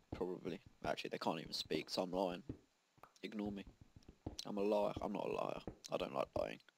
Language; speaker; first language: English; native; English